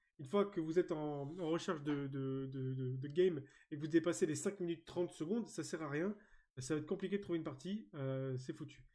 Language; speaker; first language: French; native; French